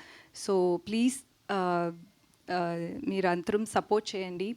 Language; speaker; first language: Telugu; non-native, learner; Tamil